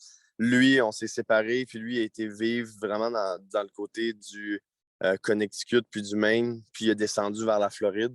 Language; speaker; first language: French; native; French